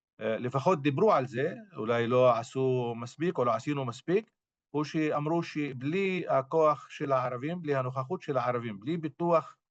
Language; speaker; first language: Hebrew; non-native, local second language; Arabic